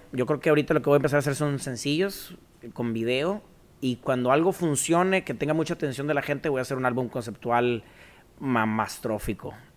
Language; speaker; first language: Spanish; native; Spanish